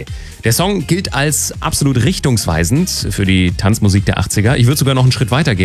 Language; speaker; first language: German; native; German